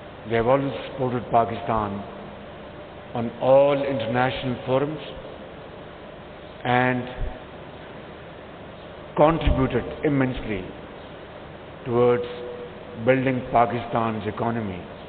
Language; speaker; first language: English; non-native, local second language; Urdu